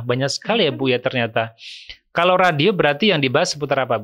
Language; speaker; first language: Indonesian; native; Indonesian